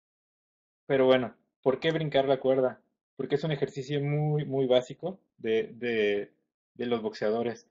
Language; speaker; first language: Spanish; native; Spanish